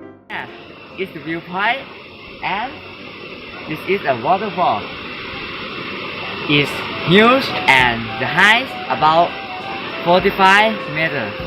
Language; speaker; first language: English; non-native, learner; Thai